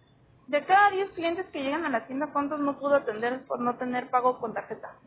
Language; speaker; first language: Spanish; native; Spanish